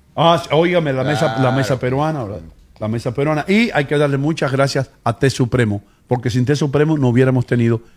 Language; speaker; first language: Spanish; early bilingual, heritage; Spanish